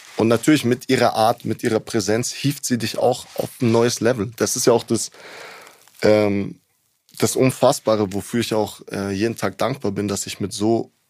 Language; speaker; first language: German; native; German